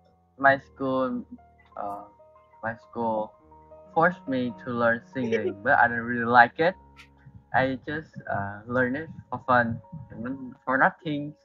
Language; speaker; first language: English; non-native, learner; Vietnamese